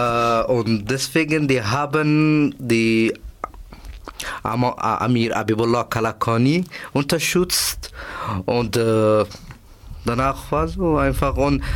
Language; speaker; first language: German; non-native, learner; Persian